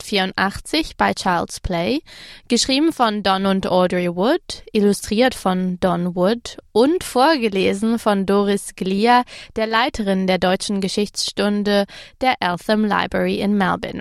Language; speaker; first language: German; native; German